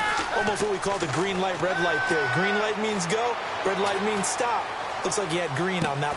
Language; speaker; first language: English; native; English